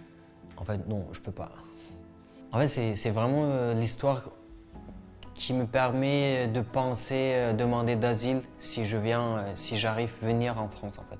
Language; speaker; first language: French; non-native, fluent; Uyghur